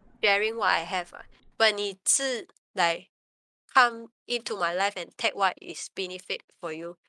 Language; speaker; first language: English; non-native, local second language; Chinese